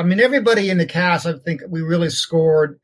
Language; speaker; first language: English; native; English